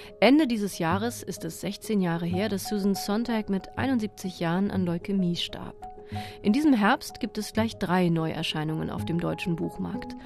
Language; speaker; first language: German; native; German